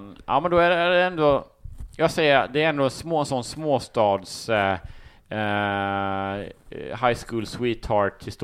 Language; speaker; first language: Swedish; native; Swedish